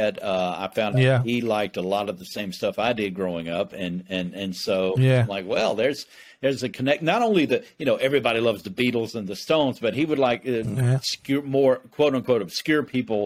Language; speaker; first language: English; native; English